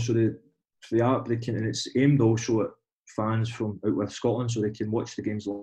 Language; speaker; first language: English; native; English